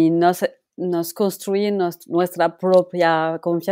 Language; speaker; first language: Spanish; non-native, local second language; French